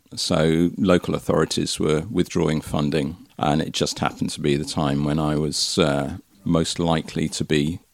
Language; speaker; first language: English; native; English